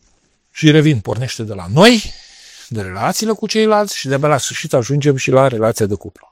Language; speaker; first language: Romanian; native; Romanian